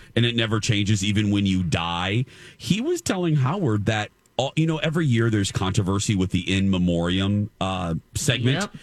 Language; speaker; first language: English; native; English